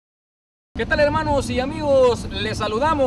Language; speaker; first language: Spanish; native; Spanish